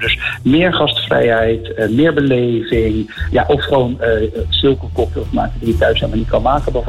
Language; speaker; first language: Dutch; native; Dutch